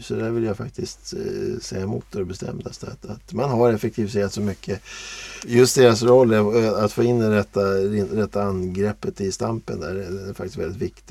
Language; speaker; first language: Swedish; native; Swedish